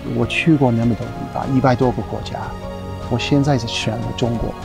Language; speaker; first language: Chinese; non-native, fluent; English